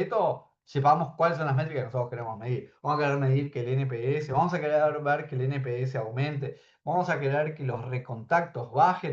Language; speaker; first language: Spanish; native; Spanish